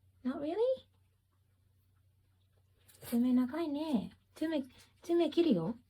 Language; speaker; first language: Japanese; early bilingual, heritage; Japanese